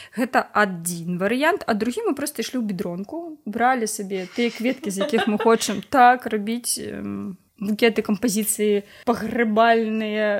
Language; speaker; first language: Belarusian; non-native, local second language; Russian